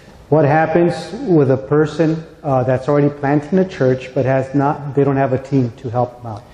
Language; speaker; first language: English; non-native, fluent; Spanish